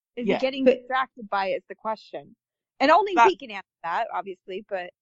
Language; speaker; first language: English; native; English